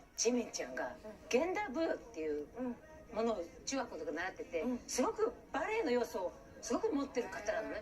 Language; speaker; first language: Japanese; native; Japanese